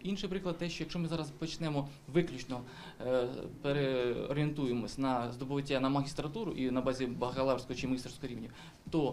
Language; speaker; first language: Ukrainian; native; Ukrainian